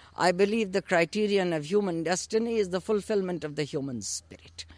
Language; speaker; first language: English; non-native, local second language; Urdu